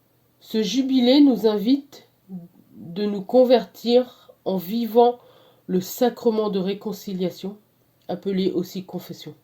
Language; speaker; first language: French; native; French